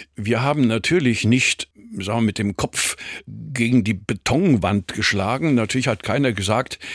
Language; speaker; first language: German; native; German